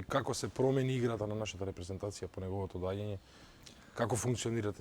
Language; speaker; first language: Macedonian; native; Macedonian